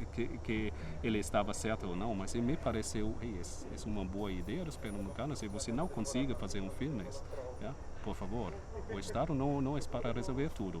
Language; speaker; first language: Portuguese; non-native, fluent; German